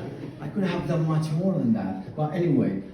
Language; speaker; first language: English; non-native, fluent; Spanish